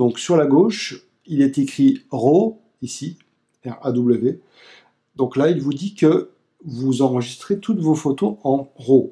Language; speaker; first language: French; native; French